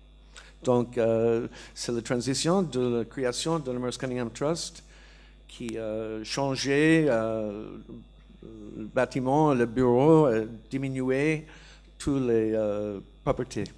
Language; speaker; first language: French; non-native, learner; English